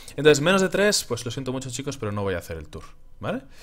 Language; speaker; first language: Spanish; native; Spanish